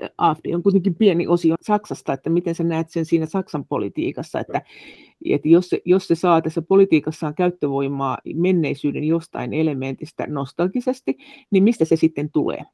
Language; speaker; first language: Finnish; native; Finnish